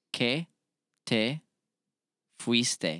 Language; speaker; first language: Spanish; non-native, learner; English